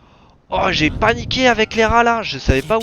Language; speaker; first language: French; native; French